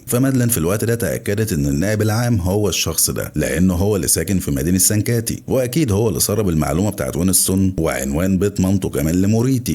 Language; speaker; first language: Arabic; native; Arabic